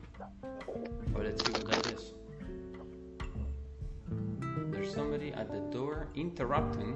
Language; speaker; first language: English; non-native, fluent; Spanish